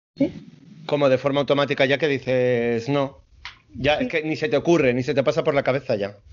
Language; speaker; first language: Spanish; native; Spanish